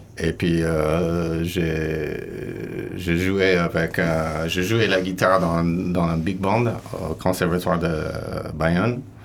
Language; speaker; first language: French; non-native, fluent; English